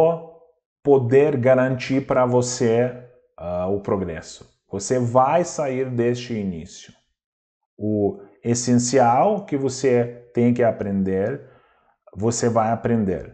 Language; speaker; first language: Portuguese; non-native, fluent; Russian